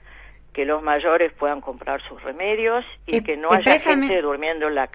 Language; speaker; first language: Spanish; native; Spanish